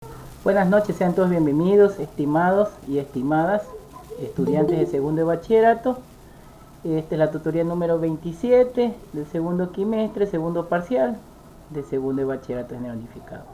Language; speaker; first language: Spanish; native; Spanish